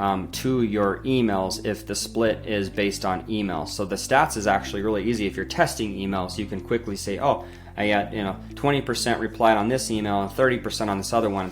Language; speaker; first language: English; native; English